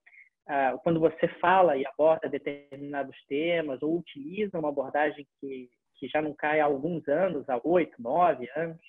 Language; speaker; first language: Portuguese; native; Portuguese